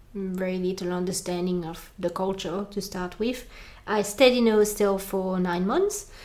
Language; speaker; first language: English; non-native, fluent; French